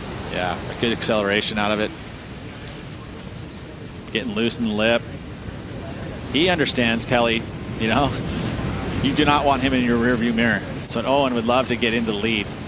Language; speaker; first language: English; native; English